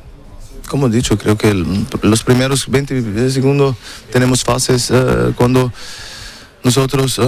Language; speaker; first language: Spanish; non-native, learner; German